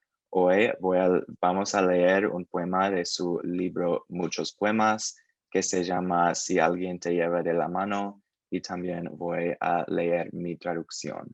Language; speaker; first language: Spanish; non-native, learner; English